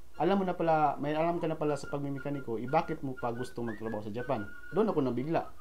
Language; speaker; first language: Filipino; non-native, local second language; Cebuano